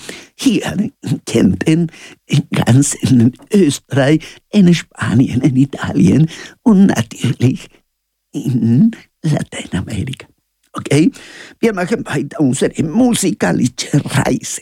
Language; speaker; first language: German; non-native, learner; Spanish